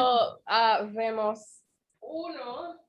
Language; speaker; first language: Spanish; non-native, learner; English